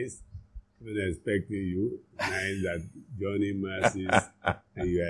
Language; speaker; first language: English; non-native, local second language; Yoruba